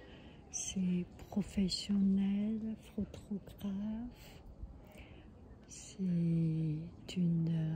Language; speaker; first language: French; non-native, learner; Chinese